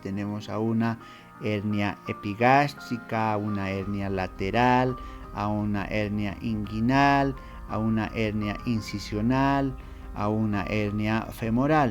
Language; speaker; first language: Spanish; native; Spanish